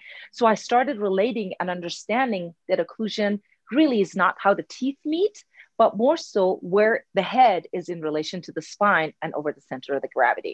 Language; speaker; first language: English; non-native, fluent; Persian